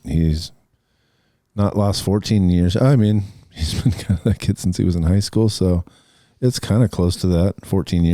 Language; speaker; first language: English; native; English